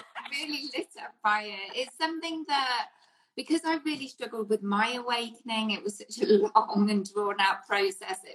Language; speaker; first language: English; native; English